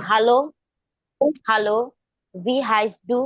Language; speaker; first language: German; non-native, learner; Bangla